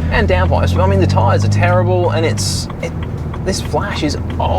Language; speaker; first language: English; native; English